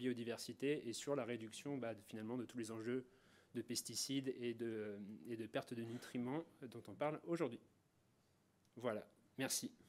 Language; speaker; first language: French; native; French